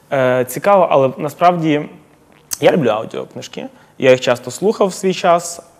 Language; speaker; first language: Ukrainian; native; Ukrainian